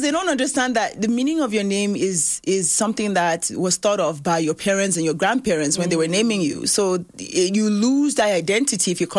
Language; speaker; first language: English; early bilingual, other home language; Yoruba